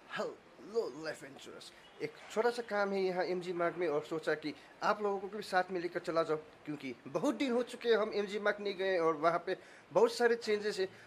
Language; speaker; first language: Hindi; non-native, local second language; Nepali